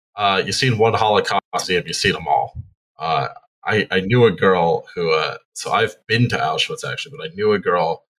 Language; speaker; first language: English; native; English